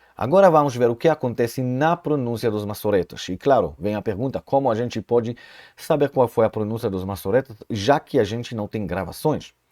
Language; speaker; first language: Portuguese; non-native, fluent; Hebrew